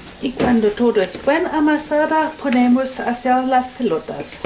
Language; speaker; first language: Spanish; non-native, fluent; Swedish